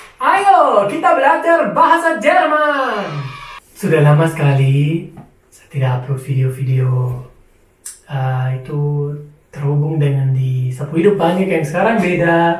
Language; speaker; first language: Indonesian; non-native, fluent; German